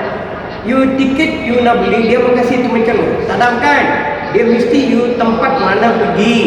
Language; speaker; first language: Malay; non-native, local second language; Tamil